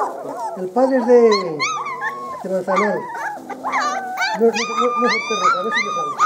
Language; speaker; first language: Spanish; native; Spanish